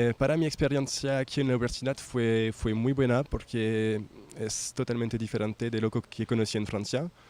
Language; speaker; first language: Spanish; non-native, fluent; French